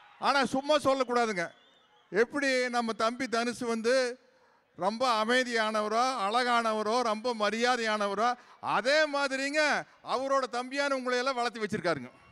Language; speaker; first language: Tamil; native; Tamil